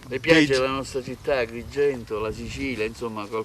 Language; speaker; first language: Italian; native; Italian